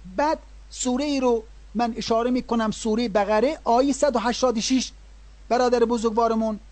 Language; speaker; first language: Persian; native; Persian